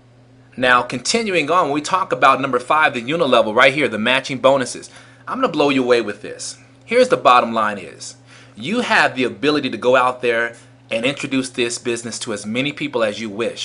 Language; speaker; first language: English; native; English